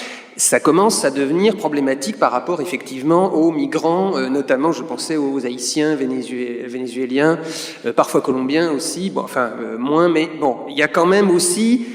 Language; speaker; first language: French; native; French